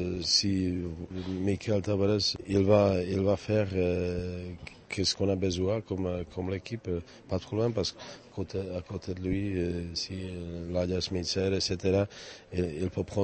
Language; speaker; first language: French; non-native, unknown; Czech